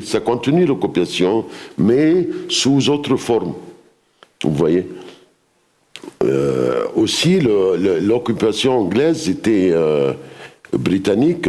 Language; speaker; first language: French; non-native, fluent; Arabic